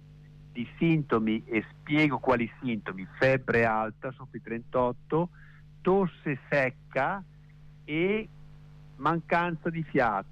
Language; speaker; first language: Italian; native; Italian